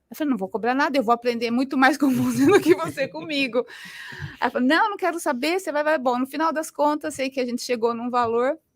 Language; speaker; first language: Portuguese; early bilingual, other home language; Spanish